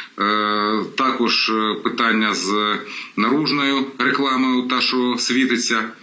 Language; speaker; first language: Ukrainian; non-native, local second language; Russian